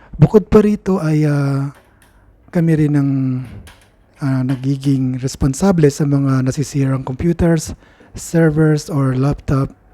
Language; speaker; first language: Filipino; native; Filipino